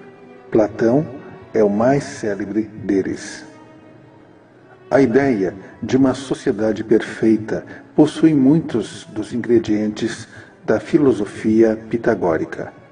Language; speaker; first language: Portuguese; native; Portuguese